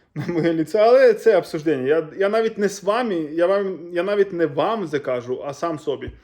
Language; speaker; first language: Ukrainian; non-native, local second language; Russian